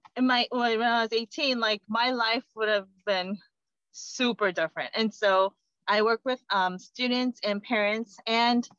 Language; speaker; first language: English; non-native, fluent; Korean